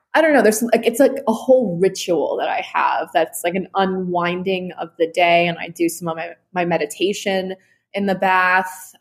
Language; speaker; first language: English; native; English